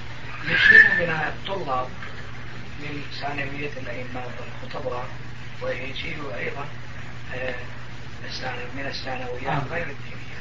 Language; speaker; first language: Arabic; non-native, fluent; Turkish